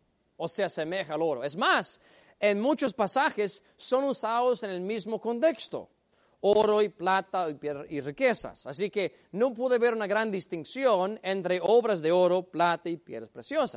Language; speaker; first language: Spanish; native; Spanish